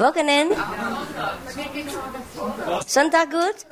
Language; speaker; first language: German; non-native, fluent; Vietnamese